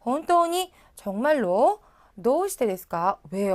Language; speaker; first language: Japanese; non-native, fluent; Korean